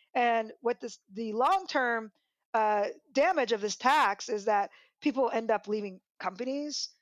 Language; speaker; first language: English; native; English